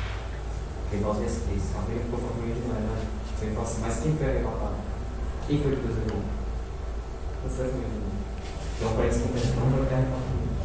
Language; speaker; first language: Portuguese; native; Portuguese